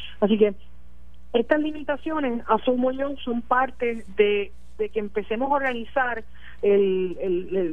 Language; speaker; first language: Spanish; native; Spanish